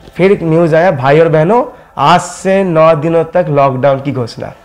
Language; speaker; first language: Hindi; non-native, local second language; Bangla